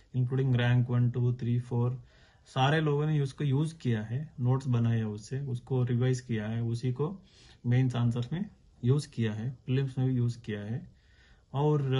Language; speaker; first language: Hindi; non-native, local second language; Kannada